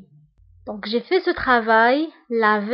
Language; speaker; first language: French; non-native, local second language; Arabic